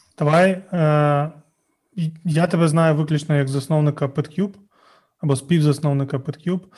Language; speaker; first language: Ukrainian; non-native, local second language; Russian